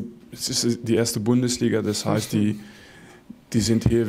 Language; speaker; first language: German; non-native, fluent; Dutch